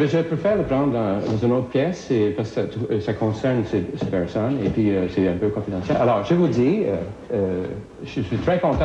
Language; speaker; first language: French; non-native, fluent; English